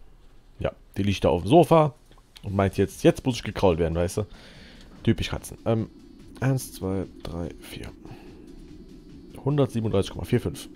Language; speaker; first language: German; native; German